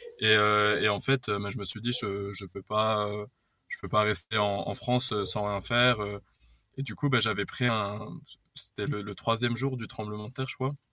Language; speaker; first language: French; native; French